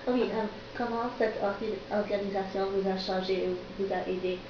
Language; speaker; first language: French; non-native, learner; English